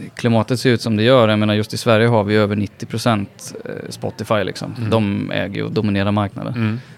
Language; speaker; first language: Swedish; native; Swedish